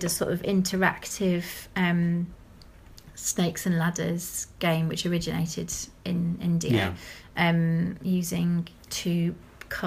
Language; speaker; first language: English; native; English